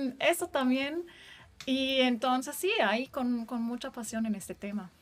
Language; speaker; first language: Spanish; non-native, fluent; German